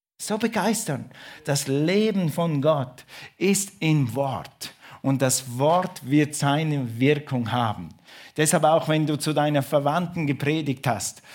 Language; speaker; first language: German; non-native, fluent; English